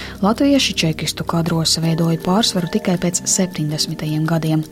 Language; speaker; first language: Latvian; native; Latvian